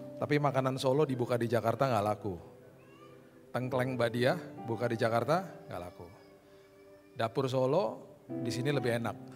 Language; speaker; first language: Indonesian; native; Indonesian